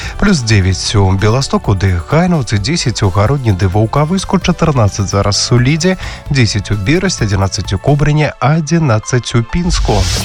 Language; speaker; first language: Belarusian; non-native, local second language; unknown